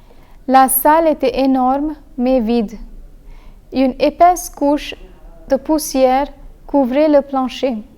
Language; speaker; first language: French; non-native, fluent; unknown